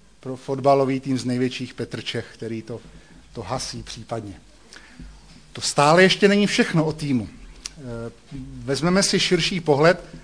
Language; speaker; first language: Czech; native; Czech